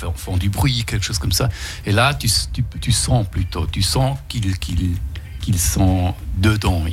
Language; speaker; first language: French; non-native, fluent; Swiss German